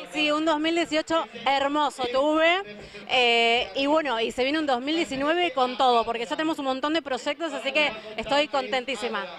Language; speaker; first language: Spanish; native; Spanish